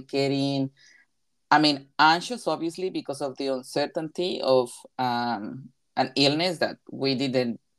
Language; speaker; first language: English; non-native, fluent; Spanish